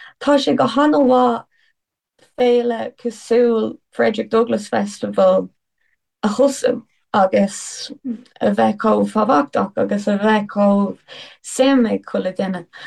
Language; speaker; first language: Irish; non-native, local second language; English